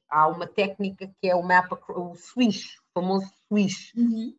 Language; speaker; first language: Portuguese; early bilingual, other home language; English